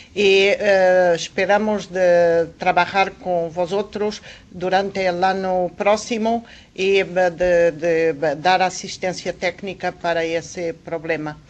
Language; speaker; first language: Spanish; non-native, fluent; Portuguese